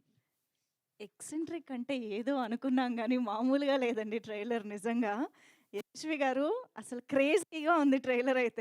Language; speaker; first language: Telugu; native; Telugu